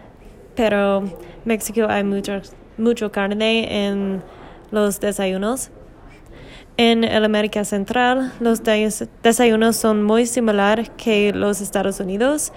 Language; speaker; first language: Spanish; non-native, learner; English